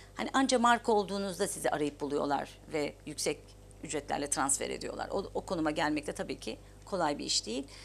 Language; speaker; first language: Turkish; native; Turkish